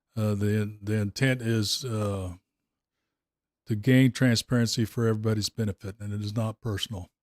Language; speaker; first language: English; native; English